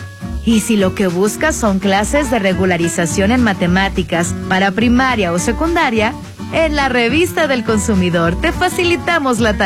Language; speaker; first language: Spanish; native; Spanish